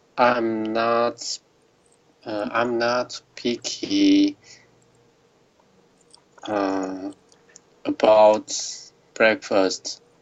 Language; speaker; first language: English; non-native, learner; Chinese